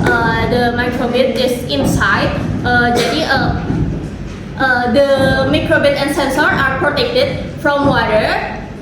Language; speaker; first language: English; non-native, learner; Indonesian